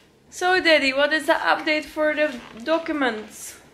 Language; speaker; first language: English; non-native, fluent; Dutch